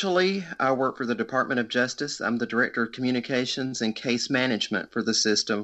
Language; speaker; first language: English; native; English